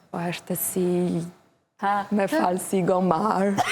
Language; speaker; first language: Albanian; non-native, learner; Polish